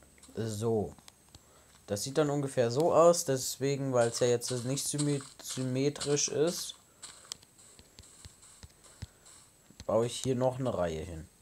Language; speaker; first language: German; native; German